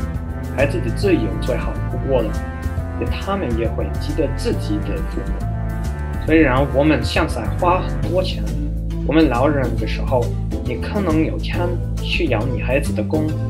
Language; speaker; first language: Chinese; non-native, learner; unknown